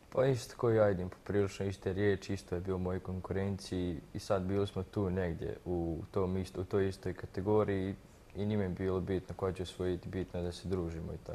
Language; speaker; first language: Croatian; early bilingual, heritage; Croatian